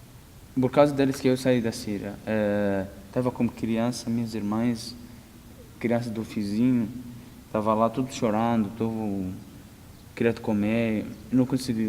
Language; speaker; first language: Portuguese; non-native, learner; Arabic